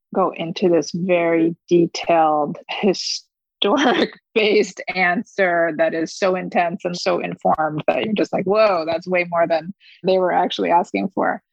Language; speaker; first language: English; early bilingual, other home language; Korean